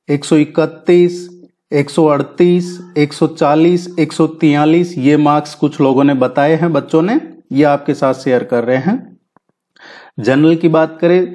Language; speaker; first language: Hindi; native; Hindi